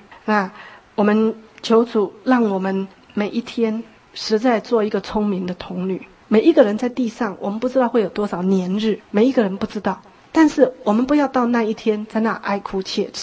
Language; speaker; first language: Chinese; native; Chinese